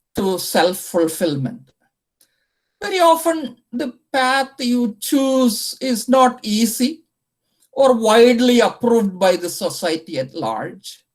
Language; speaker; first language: English; non-native, local second language; Malayalam